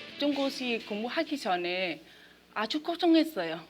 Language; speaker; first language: Korean; non-native, learner; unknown